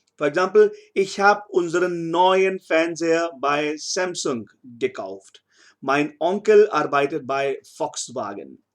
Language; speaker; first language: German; non-native, fluent; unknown